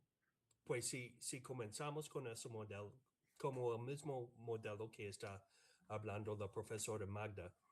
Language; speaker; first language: Spanish; non-native, fluent; English